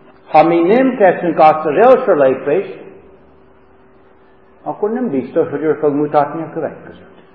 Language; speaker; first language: Hungarian; non-native, learner; English